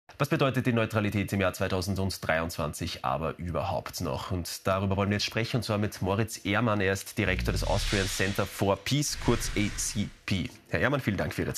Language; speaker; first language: German; native; German